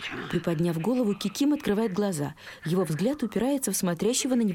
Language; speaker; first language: Russian; native; Russian